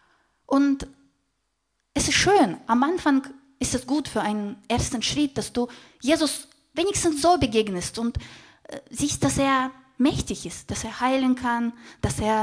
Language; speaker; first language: German; non-native, fluent; Russian